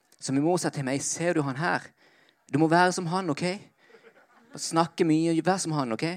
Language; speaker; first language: Norwegian; early bilingual, other home language; Spanish